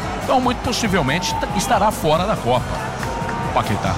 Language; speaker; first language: Portuguese; native; Portuguese